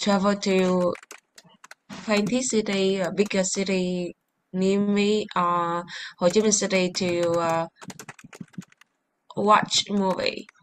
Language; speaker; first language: English; non-native, learner; Vietnamese